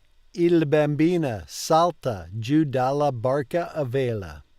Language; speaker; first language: Italian; non-native, learner; English